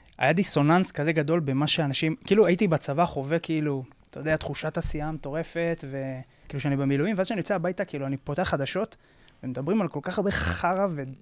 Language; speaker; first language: Hebrew; native; Hebrew